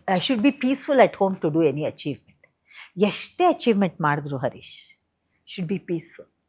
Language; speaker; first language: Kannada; native; Kannada